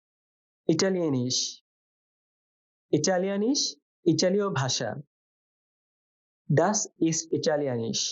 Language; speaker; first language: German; non-native, fluent; Bangla